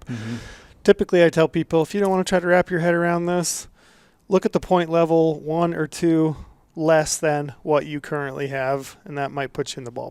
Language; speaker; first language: English; native; English